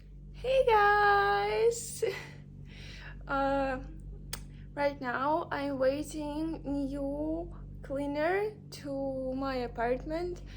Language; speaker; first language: English; non-native, learner; Russian